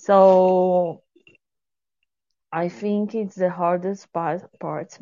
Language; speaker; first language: English; non-native, fluent; Portuguese